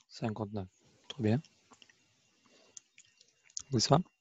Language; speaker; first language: French; non-native, fluent; Arabic